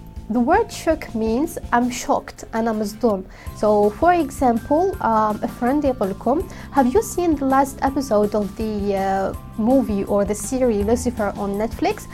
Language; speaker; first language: English; non-native, fluent; Arabic